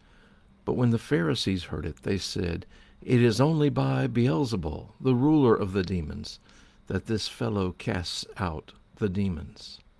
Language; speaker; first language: English; native; English